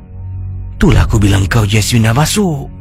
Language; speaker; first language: Malay; native; Malay